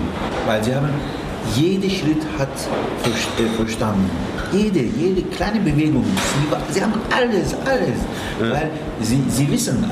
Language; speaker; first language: German; non-native, learner; Turkish